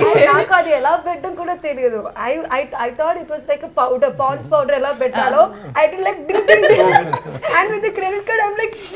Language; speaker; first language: Telugu; non-native, learner; Malayalam